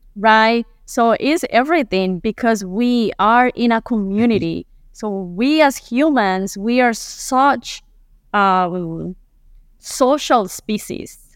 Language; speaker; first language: English; non-native, fluent; Spanish